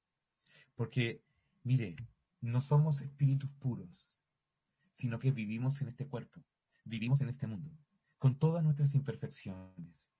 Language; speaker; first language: Spanish; native; Spanish